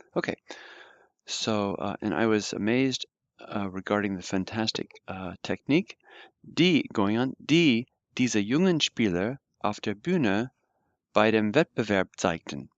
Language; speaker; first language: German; non-native, fluent; English